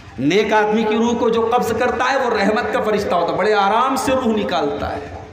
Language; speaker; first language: Urdu; native; Urdu